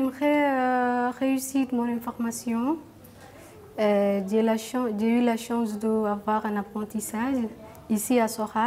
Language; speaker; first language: French; non-native, fluent; Somali